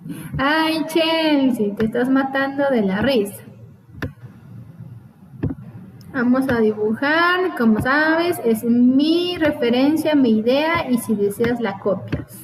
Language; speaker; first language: Spanish; native; Spanish